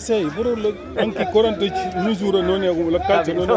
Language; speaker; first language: Italian; non-native, learner; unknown